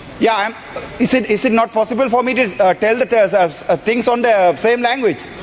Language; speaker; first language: English; non-native, local second language; Tamil